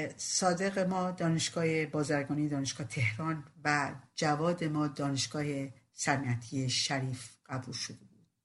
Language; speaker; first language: Persian; non-native, local second language; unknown